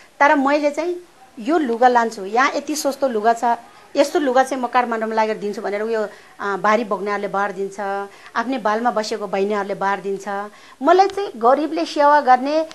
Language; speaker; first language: Nepali; non-native, local second language; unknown